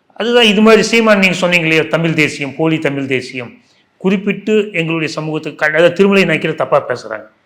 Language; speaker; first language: Tamil; non-native, local second language; Telugu